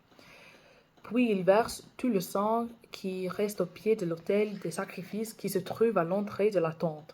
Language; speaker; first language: French; non-native, fluent; English